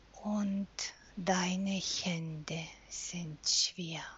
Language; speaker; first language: German; non-native, fluent; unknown